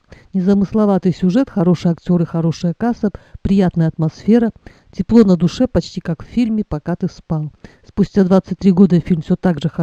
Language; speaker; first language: Russian; native; Russian